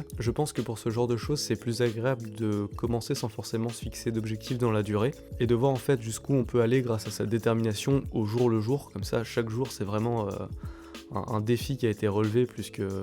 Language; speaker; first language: French; native; French